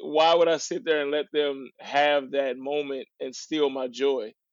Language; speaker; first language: English; native; English